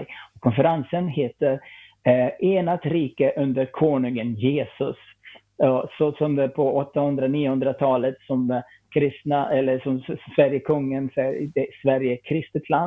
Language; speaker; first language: Swedish; non-native, fluent; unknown